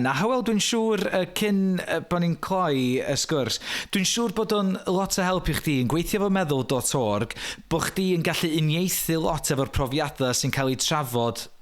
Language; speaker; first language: Welsh; native; Welsh